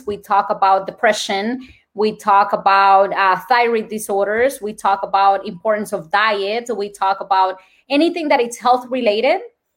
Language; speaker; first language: English; non-native, fluent; Spanish